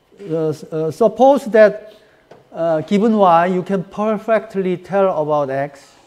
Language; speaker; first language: English; non-native, fluent; Korean